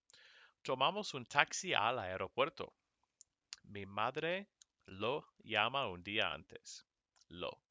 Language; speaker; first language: Spanish; non-native, fluent; English